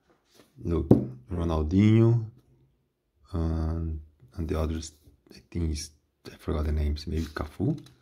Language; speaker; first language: English; non-native, fluent; Portuguese